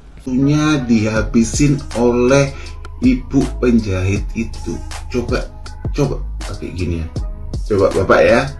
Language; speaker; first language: Indonesian; non-native, local second language; Javanese